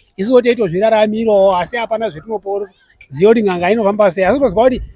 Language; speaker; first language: Shona; native; Shona